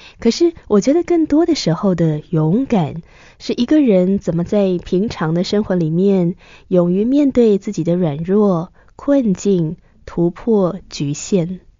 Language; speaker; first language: Chinese; native; Chinese